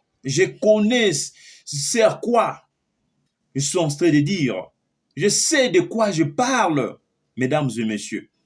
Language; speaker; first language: French; non-native, local second language; Lingala